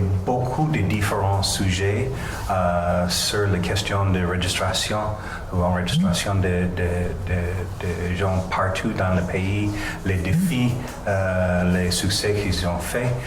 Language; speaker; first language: French; non-native, fluent; English